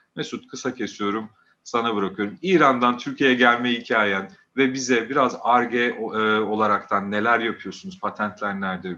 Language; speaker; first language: Turkish; native; Turkish